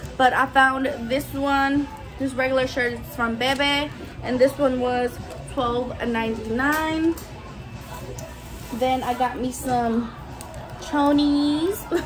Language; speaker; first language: English; early bilingual, other home language; Spanish